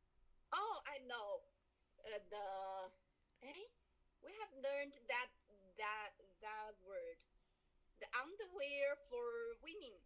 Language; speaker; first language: English; non-native, learner; Chinese